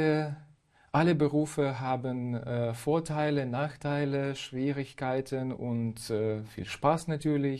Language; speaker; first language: German; non-native, fluent; Ukrainian